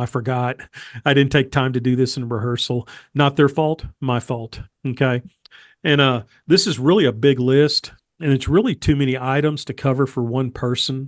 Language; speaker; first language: English; native; English